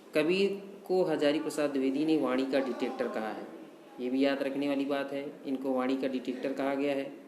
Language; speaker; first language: Hindi; native; Hindi